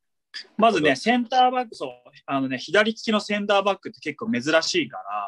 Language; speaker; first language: Japanese; native; Japanese